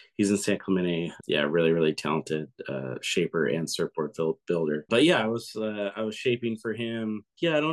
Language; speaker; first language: English; native; English